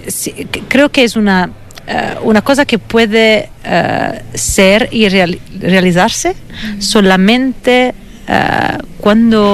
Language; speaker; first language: Spanish; non-native, fluent; Italian